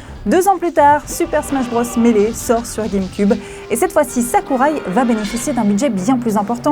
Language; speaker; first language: French; native; French